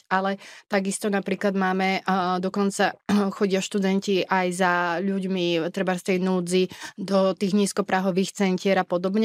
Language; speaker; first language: Slovak; native; Slovak